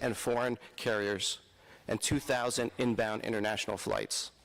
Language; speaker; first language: English; native; English